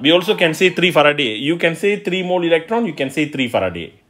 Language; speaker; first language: English; non-native, local second language; Malay